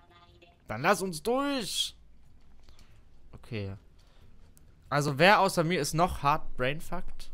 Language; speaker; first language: German; native; German